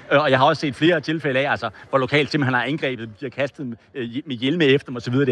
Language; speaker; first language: Danish; native; Danish